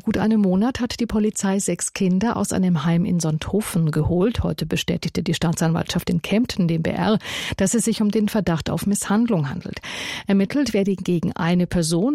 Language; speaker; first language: German; native; German